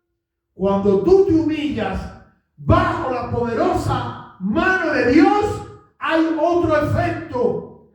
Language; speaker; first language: Spanish; native; Spanish